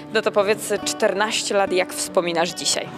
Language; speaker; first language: Polish; native; Polish